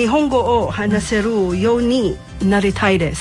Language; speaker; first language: Japanese; non-native, learner; Filipino